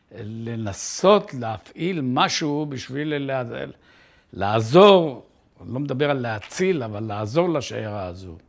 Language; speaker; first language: Hebrew; native; Hebrew